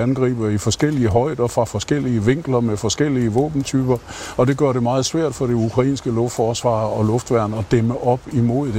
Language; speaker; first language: Danish; native; Danish